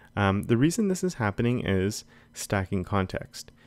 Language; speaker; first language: English; native; English